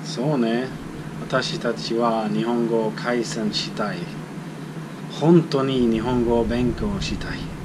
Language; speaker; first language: Japanese; non-native, learner; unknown